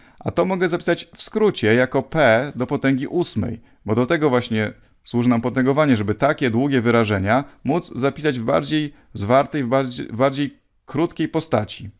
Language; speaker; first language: Polish; native; Polish